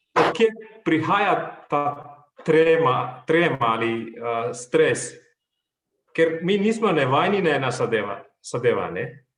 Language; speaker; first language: Slovenian; non-native, fluent; Malayalam